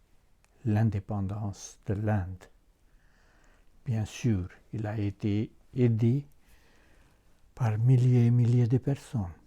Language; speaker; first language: French; non-native, fluent; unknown